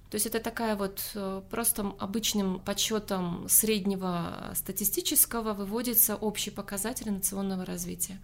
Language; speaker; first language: Russian; non-native, local second language; Tajik